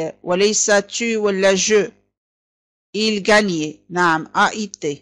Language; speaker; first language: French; non-native, fluent; Arabic